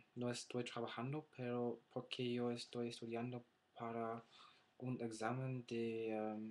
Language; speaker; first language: Spanish; non-native, learner; German